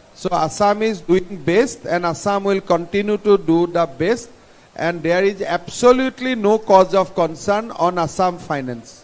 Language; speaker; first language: English; non-native, local second language; Assamese